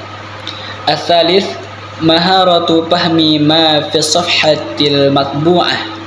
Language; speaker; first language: Arabic; non-native, learner; Indonesian